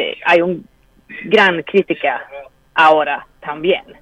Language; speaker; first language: Spanish; non-native, fluent; Swedish